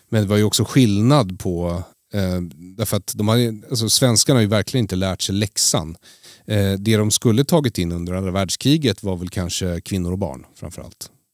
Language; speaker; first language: Swedish; native; Swedish